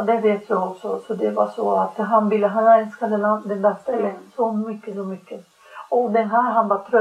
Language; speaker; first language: Swedish; non-native, fluent; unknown